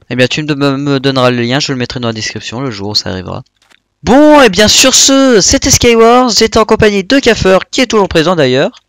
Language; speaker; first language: French; native; French